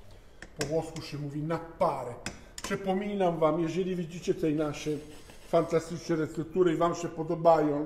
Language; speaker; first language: Polish; non-native, fluent; Italian